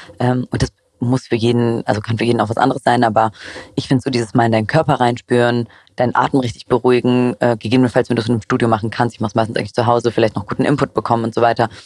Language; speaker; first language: German; early bilingual, other home language; Greek